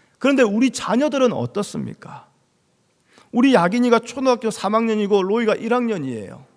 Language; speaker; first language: Korean; native; Korean